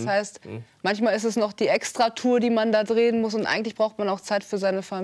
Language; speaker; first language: German; native; German